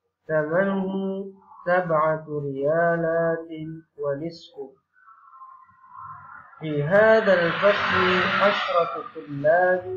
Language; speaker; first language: Arabic; non-native, fluent; Indonesian